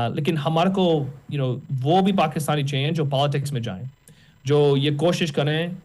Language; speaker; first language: Urdu; native; Urdu